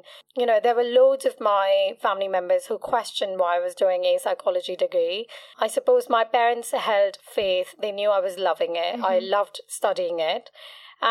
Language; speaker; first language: English; non-native, local second language; Kachhi